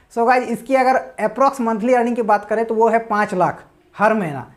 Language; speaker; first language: Hindi; native; Hindi